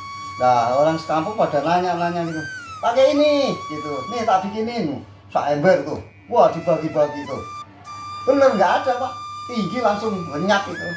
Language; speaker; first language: Indonesian; non-native, local second language; Javanese